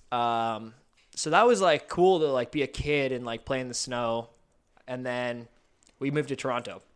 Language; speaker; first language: English; early bilingual, other home language; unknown